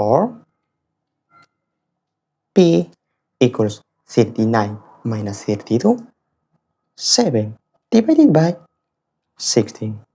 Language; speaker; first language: English; non-native, fluent; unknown